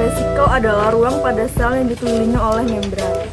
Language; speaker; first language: Indonesian; native; Indonesian